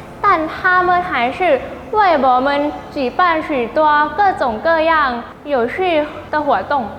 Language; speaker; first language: Chinese; non-native, learner; Thai